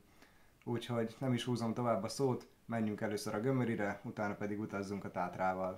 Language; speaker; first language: Hungarian; native; Hungarian